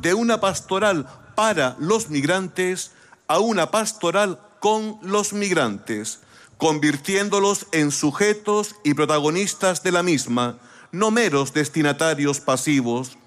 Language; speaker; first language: Spanish; native; Spanish